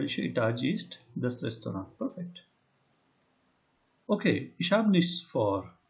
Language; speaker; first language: German; non-native, learner; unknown